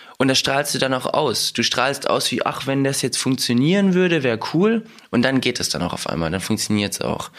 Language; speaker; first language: German; early bilingual, other home language; Russian